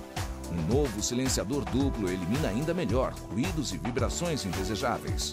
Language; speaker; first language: Portuguese; native; Portuguese